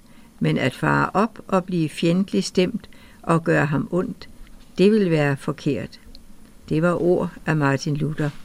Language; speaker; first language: Danish; native; Danish